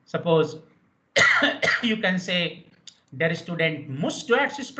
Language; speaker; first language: German; non-native, fluent; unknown